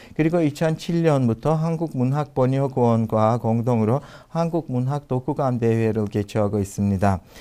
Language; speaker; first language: Korean; non-native, fluent; Turkish